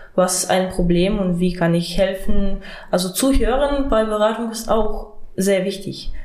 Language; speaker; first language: German; non-native, fluent; Ukrainian